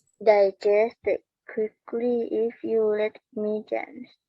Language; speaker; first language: English; non-native, learner; Thai